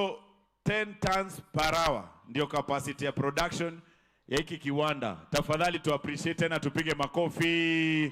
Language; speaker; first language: Swahili; non-native, local second language; Meru